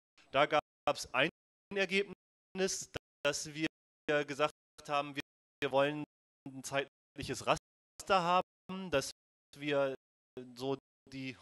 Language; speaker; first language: German; native; German